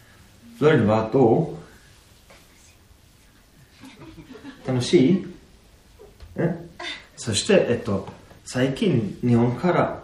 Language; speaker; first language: Japanese; non-native, fluent; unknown